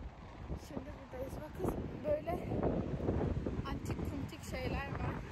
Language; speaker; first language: Turkish; early bilingual, heritage; Turkish